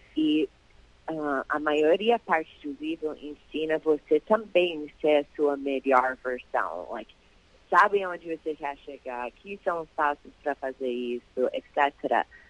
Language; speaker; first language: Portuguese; early bilingual, heritage; Portuguese